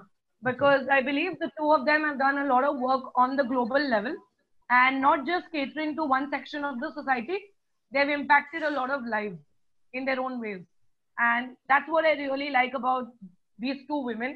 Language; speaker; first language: English; non-native, local second language; Hindi